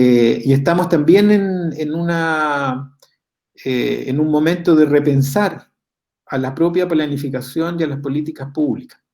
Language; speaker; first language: Spanish; native; Spanish